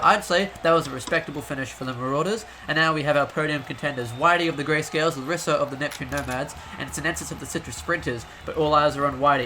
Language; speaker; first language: English; native; English